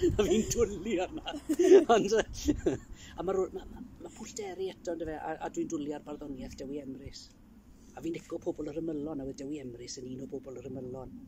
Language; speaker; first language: Welsh; early bilingual, heritage; Welsh